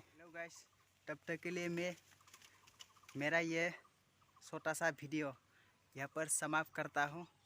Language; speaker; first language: Hindi; non-native, local second language; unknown